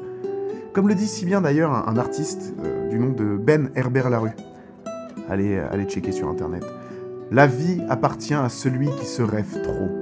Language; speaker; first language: French; native; French